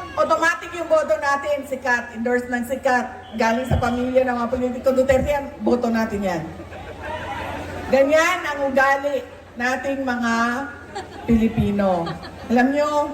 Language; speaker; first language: Filipino; non-native, local second language; Cebuano